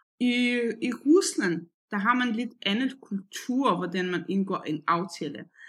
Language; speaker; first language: Danish; non-native, fluent; Russian